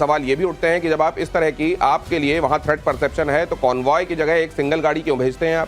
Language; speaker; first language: Hindi; native; Hindi